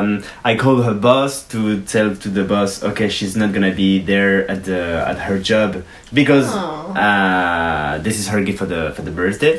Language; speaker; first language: English; non-native, learner; French